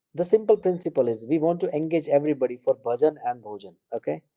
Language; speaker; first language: English; non-native, local second language; Gujarati